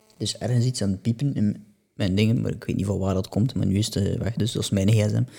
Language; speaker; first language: Dutch; native; Dutch